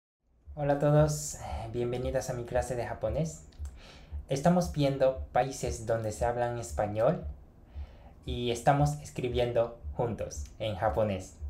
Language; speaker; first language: Spanish; non-native, fluent; Japanese